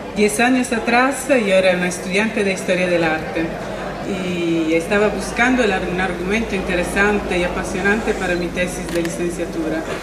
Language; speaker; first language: Spanish; non-native, fluent; Italian